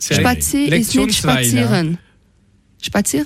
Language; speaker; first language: German; non-native, learner; French